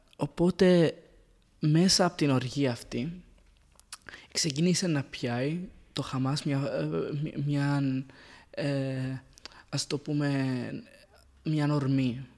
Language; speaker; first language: Greek; non-native, fluent; Arabic